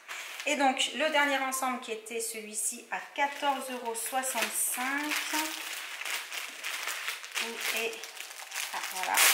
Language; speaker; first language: French; native; French